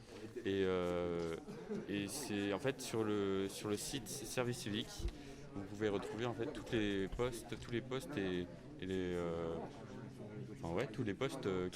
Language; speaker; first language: French; native; French